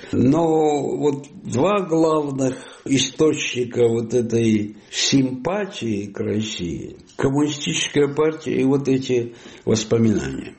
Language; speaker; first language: Russian; non-native, fluent; Italian